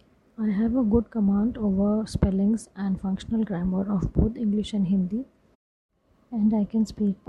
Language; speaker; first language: English; non-native, local second language; Hindi